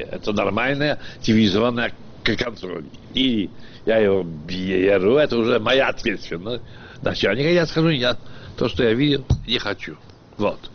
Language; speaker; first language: Russian; non-native, fluent; Polish